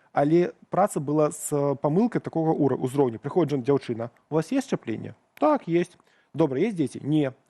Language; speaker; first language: Belarusian; non-native, local second language; Russian